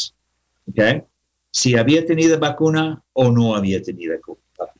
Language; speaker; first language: Spanish; non-native, learner; English